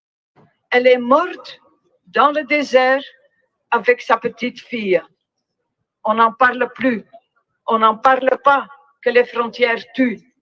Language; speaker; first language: French; non-native, local second language; Dutch